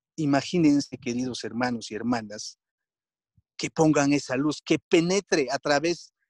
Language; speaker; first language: Spanish; non-native, local second language; Quechua